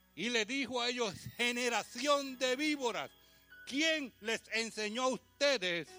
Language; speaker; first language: Spanish; early bilingual, heritage; Spanish